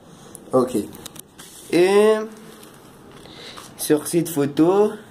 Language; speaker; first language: French; non-native, learner; Spanish